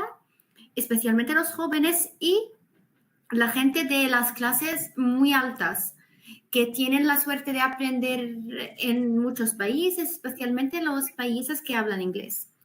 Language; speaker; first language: Spanish; non-native, fluent; Arabic